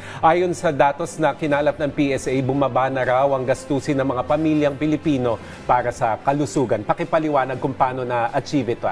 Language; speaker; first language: Filipino; native; Filipino